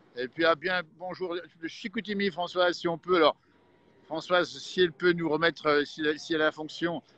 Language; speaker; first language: French; native; French